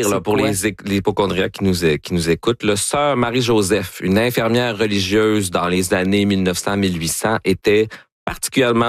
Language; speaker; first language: French; native; French